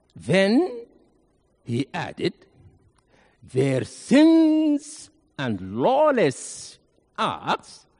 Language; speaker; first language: English; non-native, fluent; Arabic